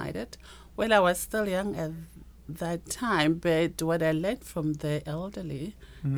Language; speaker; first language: English; non-native, local second language; Northern Sotho